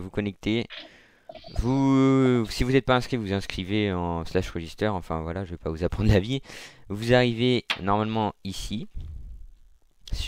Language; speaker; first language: French; native; French